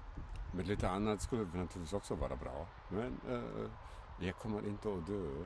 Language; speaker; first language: Swedish; non-native, fluent; German